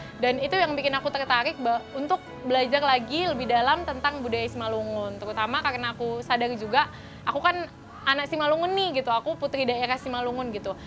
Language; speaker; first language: Indonesian; native; Indonesian